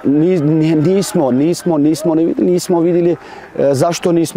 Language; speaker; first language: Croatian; non-native, learner; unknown